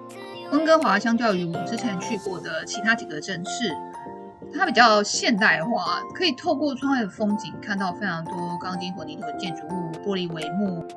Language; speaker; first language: Chinese; native; Chinese